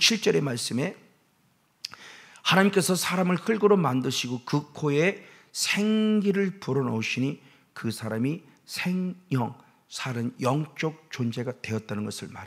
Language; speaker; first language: Korean; native; Korean